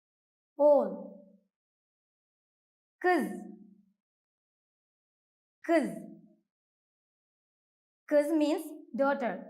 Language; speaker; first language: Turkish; non-native, fluent; Malayalam